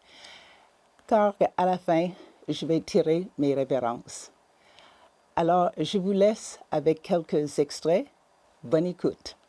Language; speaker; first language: French; native; French